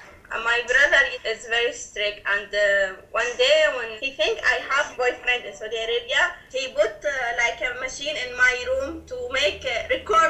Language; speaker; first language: English; non-native, learner; Arabic